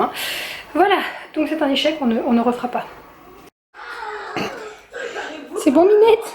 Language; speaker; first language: French; native; French